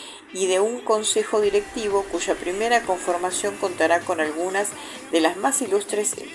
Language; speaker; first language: Spanish; native; Spanish